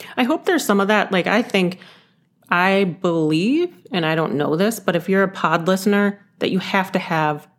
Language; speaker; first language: English; early bilingual, other home language; Yoruba